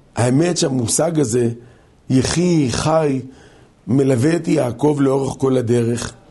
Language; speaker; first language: Hebrew; native; Hebrew